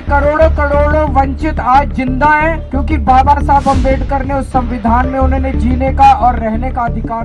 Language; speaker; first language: Hindi; native; Hindi